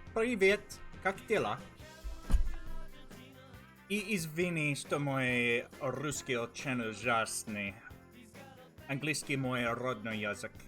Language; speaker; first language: Russian; non-native, learner; English